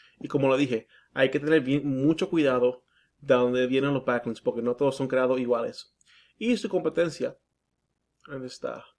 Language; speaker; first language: Spanish; early bilingual, heritage; Spanish